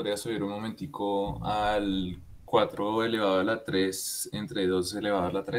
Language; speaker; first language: Spanish; native; Spanish